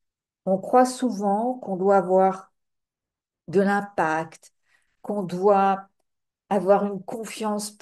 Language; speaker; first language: French; native; French